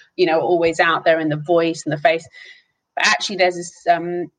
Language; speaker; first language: English; native; English